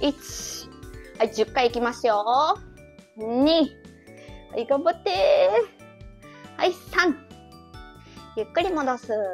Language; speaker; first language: Japanese; native; Japanese